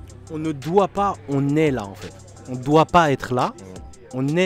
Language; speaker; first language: French; native; French